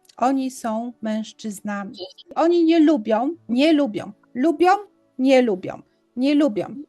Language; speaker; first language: Polish; native; Polish